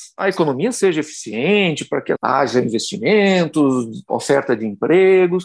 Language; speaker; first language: Portuguese; native; Portuguese